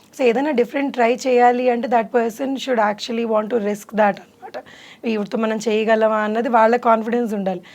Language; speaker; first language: Telugu; native; Telugu